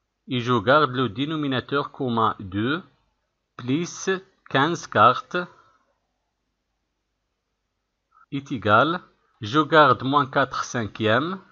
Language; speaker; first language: French; non-native, local second language; Arabic